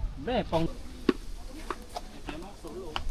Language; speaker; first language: French; non-native, learner; Balinese